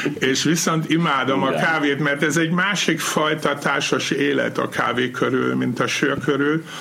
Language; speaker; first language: Hungarian; non-native, fluent; German